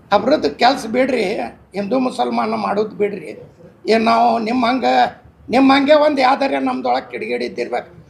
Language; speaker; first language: Kannada; non-native, local second language; Urdu